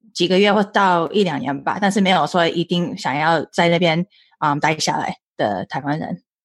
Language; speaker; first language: Chinese; early bilingual, heritage; Chinese